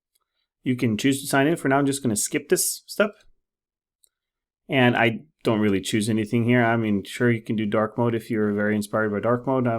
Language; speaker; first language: English; non-native, fluent; Norwegian